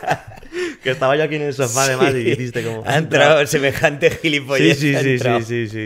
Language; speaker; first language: Spanish; native; Spanish